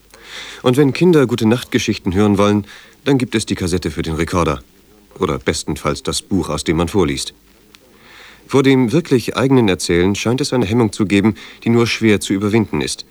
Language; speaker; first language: German; native; German